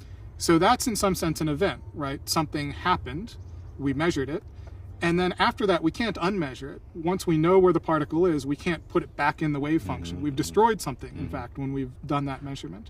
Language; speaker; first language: English; native; English